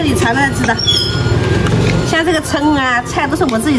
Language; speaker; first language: Chinese; non-native, local second language; Min Nan Chinese